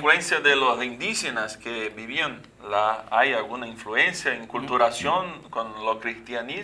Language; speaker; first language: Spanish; non-native, learner; Portuguese